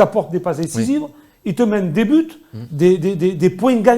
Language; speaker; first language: French; native; French